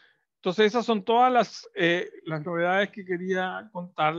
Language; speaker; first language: Spanish; native; Spanish